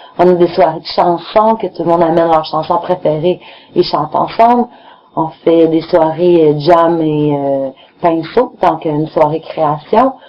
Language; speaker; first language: French; native; French